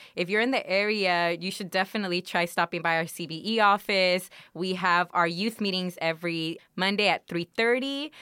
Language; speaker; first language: English; native; English